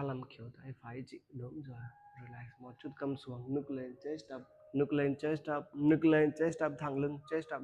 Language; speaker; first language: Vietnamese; non-native, learner; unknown